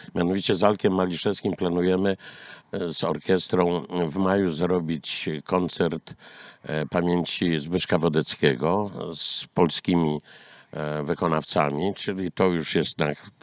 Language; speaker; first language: Polish; native; Polish